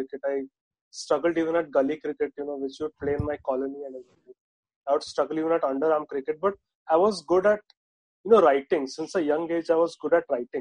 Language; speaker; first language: English; non-native, local second language; Marathi